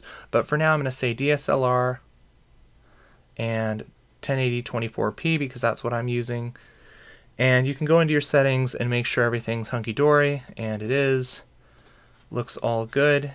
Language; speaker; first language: English; native; English